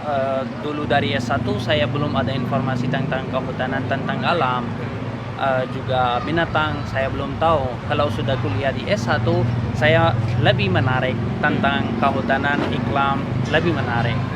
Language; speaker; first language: Indonesian; non-native, learner; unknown